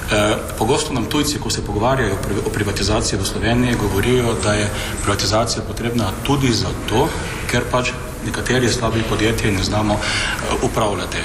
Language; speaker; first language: Slovenian; native; Slovenian